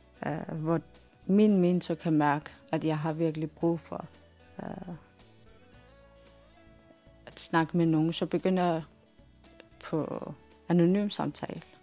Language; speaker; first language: Danish; non-native, local second language; Kalaallisut